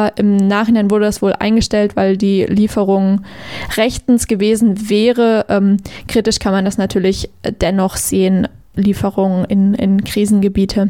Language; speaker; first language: German; native; German